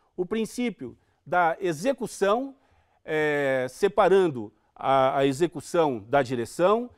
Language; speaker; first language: Portuguese; native; Portuguese